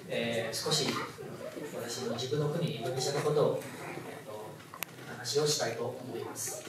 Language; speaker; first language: Japanese; non-native, fluent; Indonesian